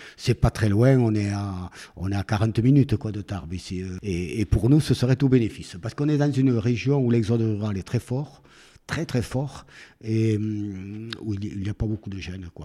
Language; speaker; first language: French; native; French